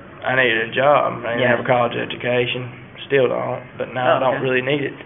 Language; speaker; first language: English; native; English